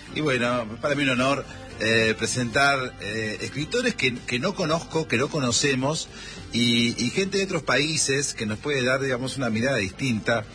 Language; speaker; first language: Spanish; native; Spanish